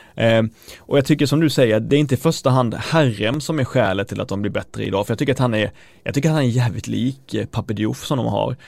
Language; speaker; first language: Swedish; native; Swedish